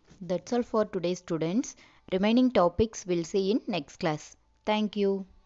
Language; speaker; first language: English; non-native, local second language; Tamil